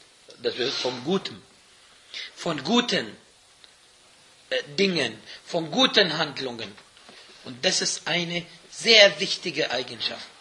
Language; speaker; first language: German; non-native, fluent; Arabic